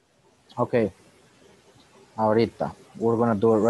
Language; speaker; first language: English; non-native, fluent; Spanish